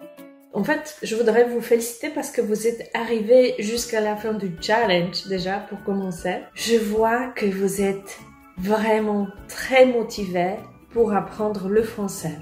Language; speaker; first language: French; non-native, fluent; Polish